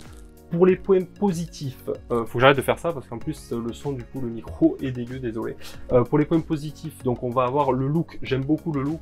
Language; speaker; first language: French; native; French